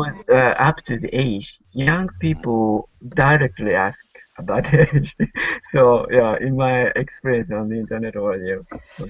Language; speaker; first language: English; non-native, learner; Japanese